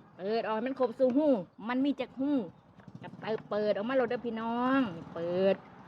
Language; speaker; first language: Thai; native; Thai